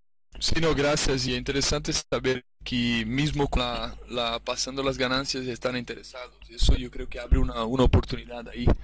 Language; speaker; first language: Spanish; non-native, fluent; Portuguese